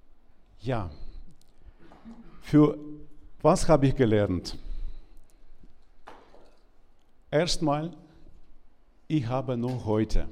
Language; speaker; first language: German; non-native, learner; Ukrainian